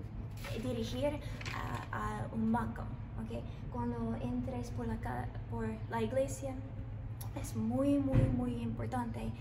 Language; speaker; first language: Spanish; non-native, learner; English